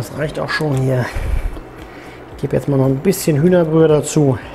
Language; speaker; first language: German; native; German